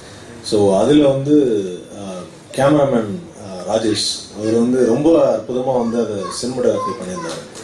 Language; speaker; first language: Tamil; native; Tamil